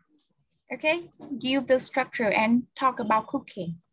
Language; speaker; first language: English; non-native, fluent; Vietnamese